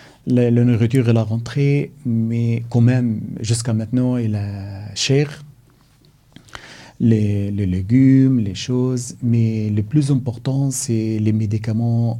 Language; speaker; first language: French; non-native, learner; Arabic